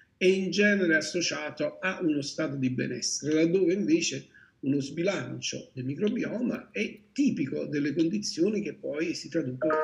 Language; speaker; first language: Italian; native; Italian